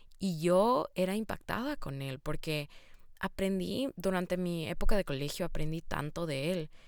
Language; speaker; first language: Spanish; native; Spanish